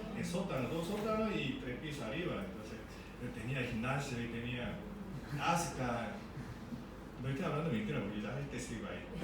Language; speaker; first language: Spanish; non-native, fluent; Korean